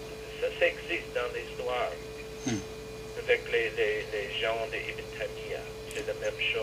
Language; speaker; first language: French; non-native, fluent; English